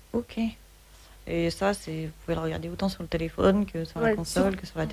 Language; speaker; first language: French; native; French